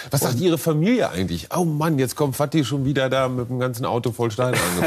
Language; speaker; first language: German; native; German